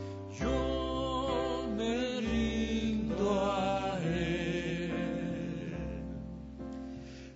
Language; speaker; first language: Spanish; native; Spanish